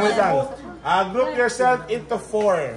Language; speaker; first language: Filipino; native; Filipino